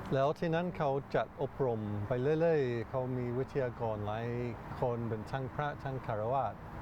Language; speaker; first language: Thai; non-native, fluent; English